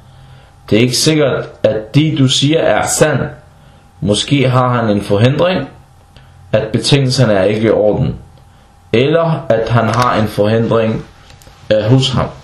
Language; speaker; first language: Danish; non-native, fluent; Arabic